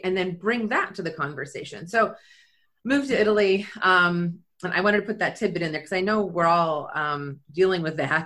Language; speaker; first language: English; native; English